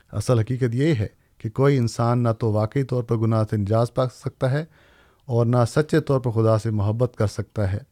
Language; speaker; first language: Urdu; native; Urdu